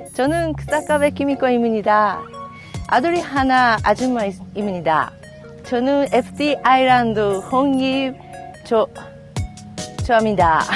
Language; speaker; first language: Korean; non-native, fluent; Japanese